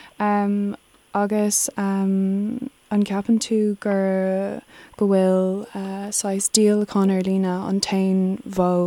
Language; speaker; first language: Irish; non-native, local second language; English